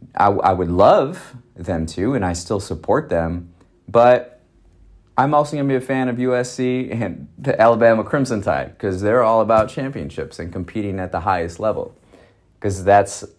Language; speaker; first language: English; native; English